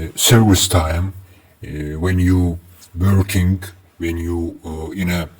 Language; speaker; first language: English; non-native, learner; Azerbaijani